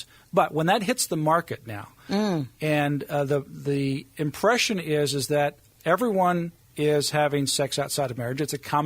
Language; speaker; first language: English; native; English